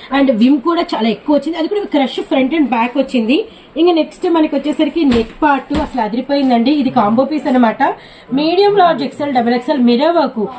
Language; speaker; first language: Telugu; native; Telugu